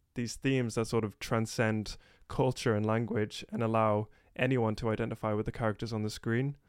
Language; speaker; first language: English; native; English